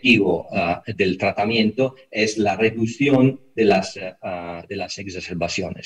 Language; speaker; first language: Spanish; non-native, fluent; Italian